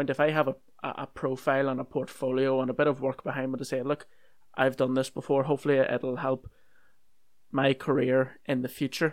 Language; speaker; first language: English; native; English